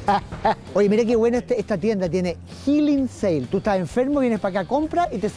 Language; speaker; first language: Spanish; native; Spanish